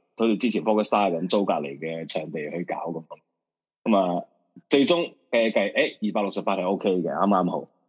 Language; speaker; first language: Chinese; non-native, local second language; Cantonese